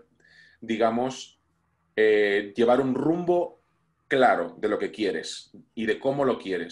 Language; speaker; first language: Spanish; native; Spanish